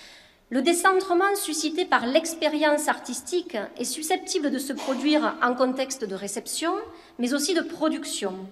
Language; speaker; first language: French; native; French